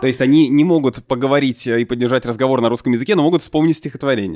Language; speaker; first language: Russian; native; Russian